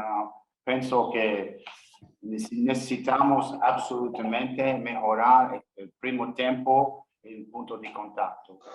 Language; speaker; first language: Spanish; non-native, learner; English